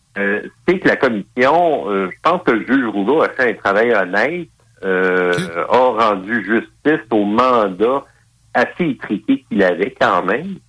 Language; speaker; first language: French; native; French